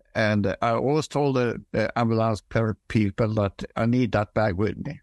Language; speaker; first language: English; non-native, fluent; Swedish